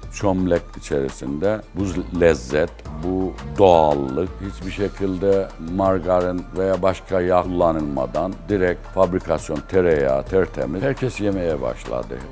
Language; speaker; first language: Turkish; native; Turkish